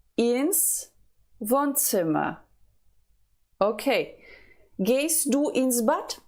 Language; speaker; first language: German; non-native, fluent; Ukrainian